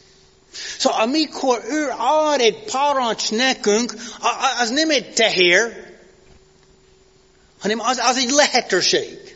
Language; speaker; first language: Hungarian; non-native, fluent; English